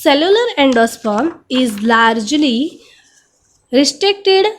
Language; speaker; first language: English; non-native, local second language; Gujarati